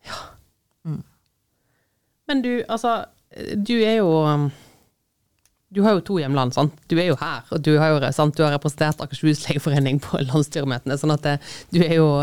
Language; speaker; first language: Norwegian; native; Norwegian